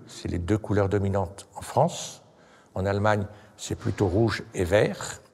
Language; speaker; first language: French; native; French